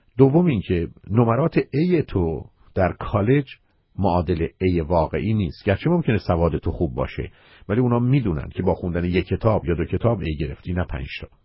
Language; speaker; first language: Persian; native; Persian